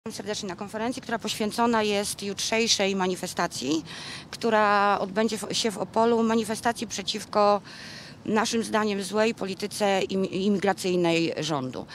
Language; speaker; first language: Polish; native; Polish